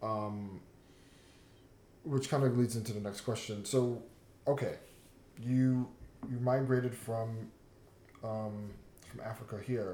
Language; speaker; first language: English; native; English